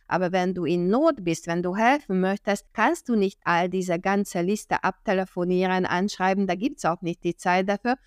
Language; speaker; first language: German; non-native, fluent; Hungarian